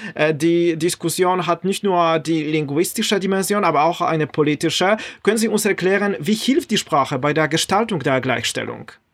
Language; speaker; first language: German; non-native, fluent; Polish